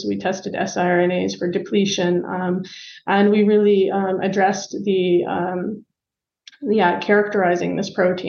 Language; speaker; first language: English; native; English